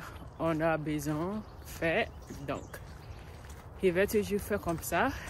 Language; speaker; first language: French; non-native, learner; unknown